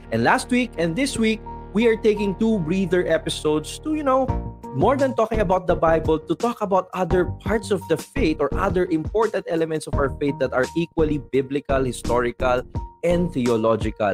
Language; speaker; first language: English; non-native, local second language; Filipino